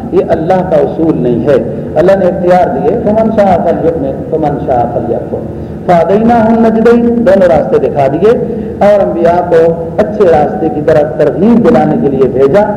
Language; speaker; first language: Urdu; native; Urdu